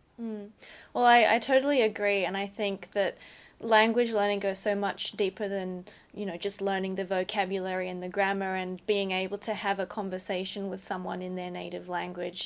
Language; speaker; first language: English; native; English